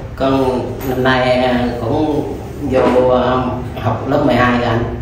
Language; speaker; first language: Vietnamese; non-native, local second language; Khmer